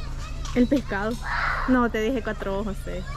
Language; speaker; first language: Spanish; native; Spanish